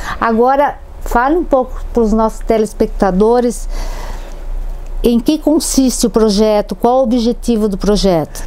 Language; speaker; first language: Portuguese; native; Portuguese